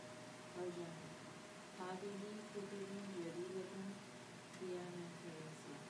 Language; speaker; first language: Arabic; non-native, learner; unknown